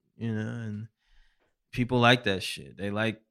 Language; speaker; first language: English; native; English